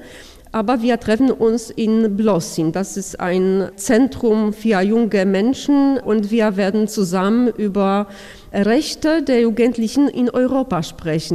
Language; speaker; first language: German; non-native, fluent; Polish